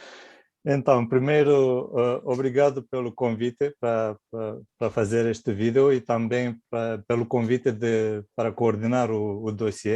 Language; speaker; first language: Portuguese; non-native, fluent; Romanian